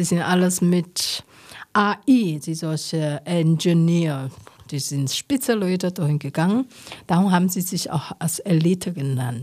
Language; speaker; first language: German; non-native, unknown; Chinese